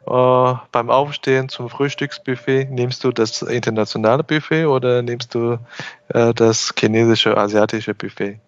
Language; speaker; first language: German; non-native, fluent; Chinese